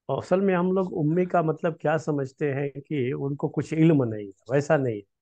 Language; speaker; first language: Hindi; native; Hindi